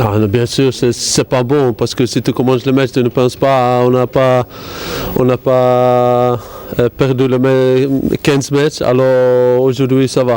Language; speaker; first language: French; non-native, learner; Dutch